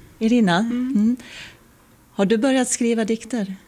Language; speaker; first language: Swedish; native; Swedish